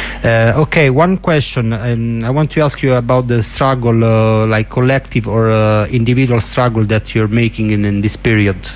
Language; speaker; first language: English; non-native, learner; Italian